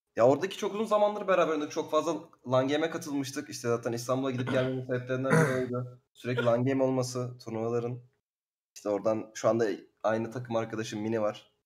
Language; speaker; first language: Turkish; native; Turkish